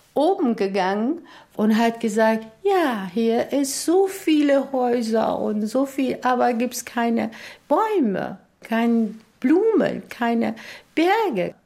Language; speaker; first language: German; non-native, learner; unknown